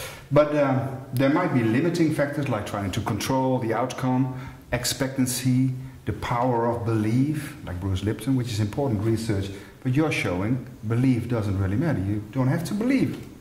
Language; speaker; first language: English; non-native, fluent; Dutch